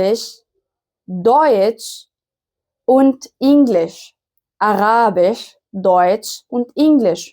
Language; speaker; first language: German; non-native, fluent; Arabic